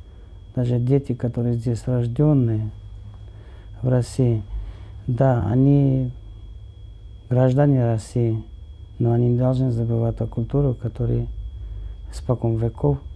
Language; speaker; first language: Russian; non-native, local second language; Georgian